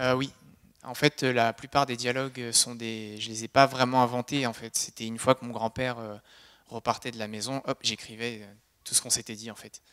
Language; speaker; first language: French; native; French